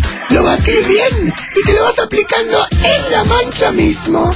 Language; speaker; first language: Spanish; native; Spanish